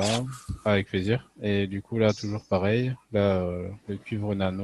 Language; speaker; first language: French; non-native, fluent; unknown